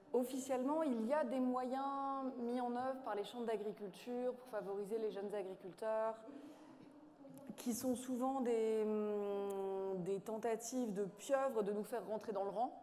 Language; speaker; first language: French; native; French